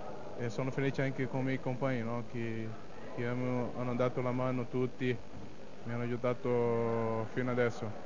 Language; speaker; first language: Italian; non-native, learner; Portuguese